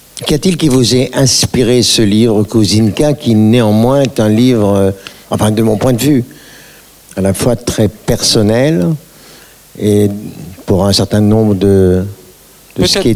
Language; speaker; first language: French; native; French